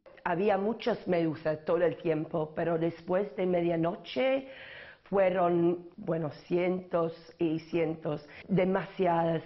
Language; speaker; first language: Spanish; non-native, learner; English